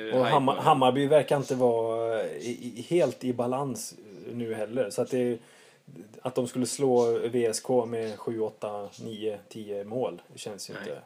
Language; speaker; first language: Swedish; native; Swedish